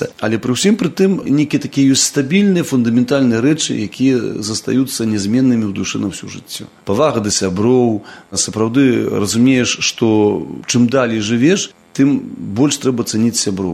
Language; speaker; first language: Belarusian; native; Belarusian